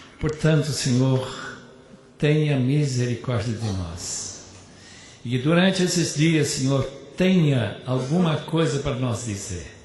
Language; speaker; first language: Portuguese; non-native, fluent; English